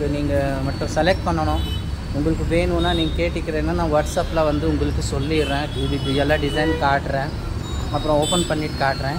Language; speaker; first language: Tamil; non-native, local second language; Hindi